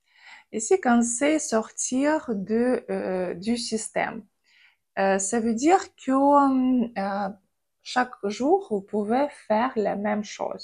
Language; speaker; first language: French; non-native, fluent; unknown